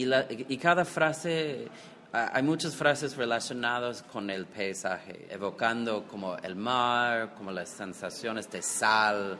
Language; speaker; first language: Spanish; non-native, fluent; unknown